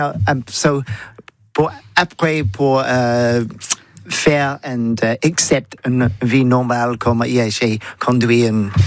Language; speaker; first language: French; non-native, learner; English